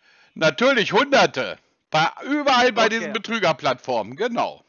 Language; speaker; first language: German; native; German